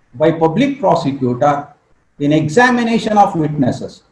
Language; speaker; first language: English; non-native, local second language; Kannada